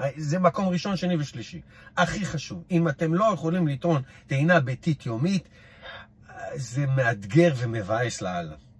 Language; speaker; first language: Hebrew; native; Hebrew